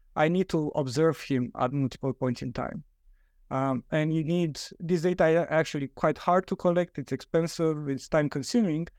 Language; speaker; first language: English; non-native, fluent; Romanian